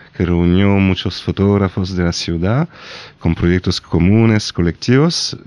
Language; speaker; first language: Spanish; non-native, fluent; French